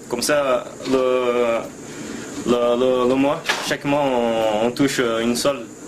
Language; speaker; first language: French; non-native, fluent; Portuguese